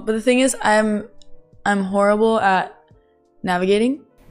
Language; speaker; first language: English; early bilingual, other home language; Japanese